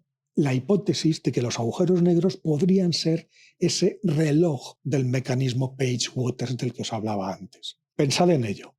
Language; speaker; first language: Spanish; native; Spanish